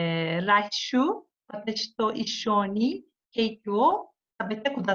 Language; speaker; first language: Japanese; non-native, learner; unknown